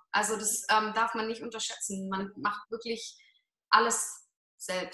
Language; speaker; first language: German; native; German